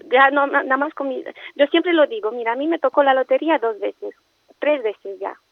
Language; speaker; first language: Spanish; non-native, fluent; Romanian